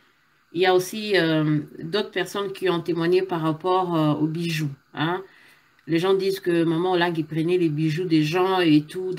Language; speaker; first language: French; non-native, local second language; Lingala